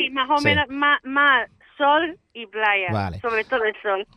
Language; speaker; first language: Spanish; non-native, fluent; Italian